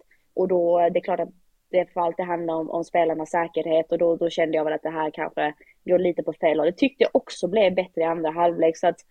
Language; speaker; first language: Swedish; native; Swedish